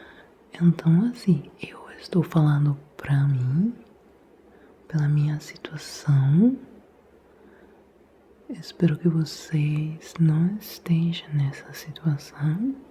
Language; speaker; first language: Portuguese; non-native, fluent; Italian